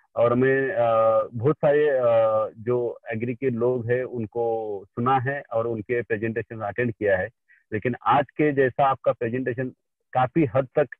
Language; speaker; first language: Hindi; non-native, local second language; Marathi